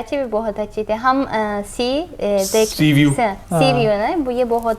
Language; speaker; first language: Hindi; non-native, learner; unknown